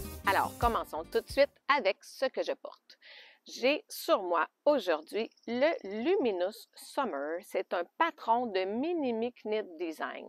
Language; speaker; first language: French; native; French